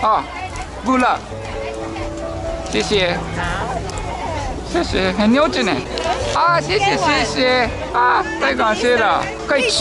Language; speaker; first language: Chinese; non-native, learner; Japanese